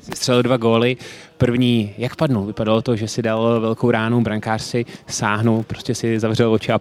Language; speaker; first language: Czech; native; Czech